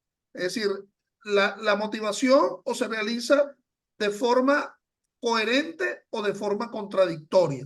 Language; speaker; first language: Spanish; native; Spanish